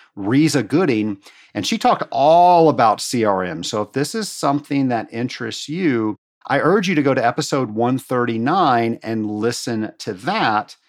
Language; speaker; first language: English; native; English